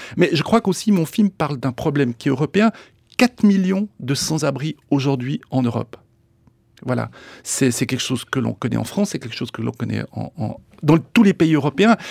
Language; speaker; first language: French; early bilingual, other home language; Spanish